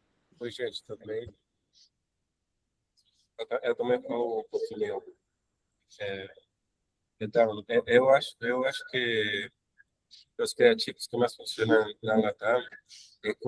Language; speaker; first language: Portuguese; non-native, learner; Spanish